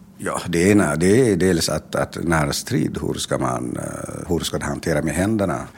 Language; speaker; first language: Swedish; non-native, fluent; Tigrinya